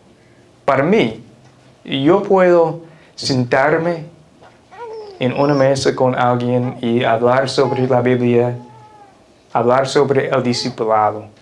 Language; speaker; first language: Spanish; non-native, fluent; English